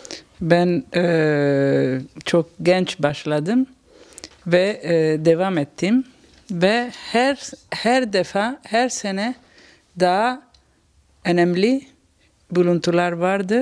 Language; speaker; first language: Turkish; non-native, learner; Italian